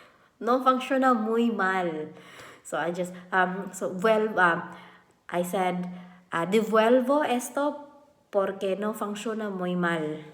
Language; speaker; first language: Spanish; non-native, learner; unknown